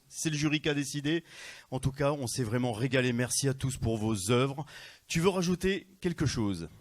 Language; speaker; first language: French; native; French